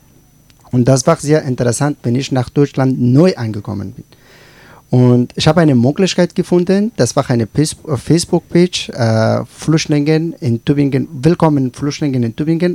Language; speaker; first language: German; non-native, learner; Persian